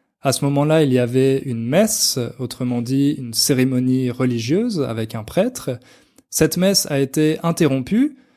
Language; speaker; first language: French; native; French